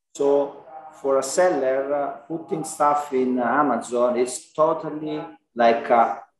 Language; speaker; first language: English; non-native, learner; Italian